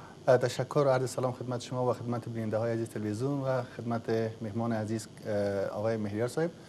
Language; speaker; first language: Persian; native; Persian